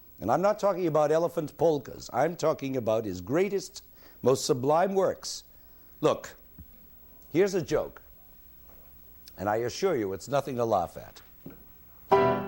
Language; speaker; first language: English; native; English